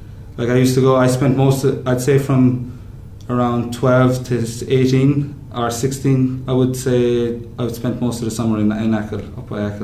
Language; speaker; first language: English; native; English